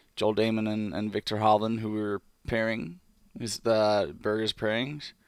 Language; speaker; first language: English; non-native, fluent; Finnish